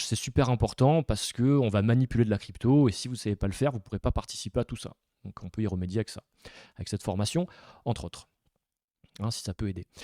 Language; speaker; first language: French; native; French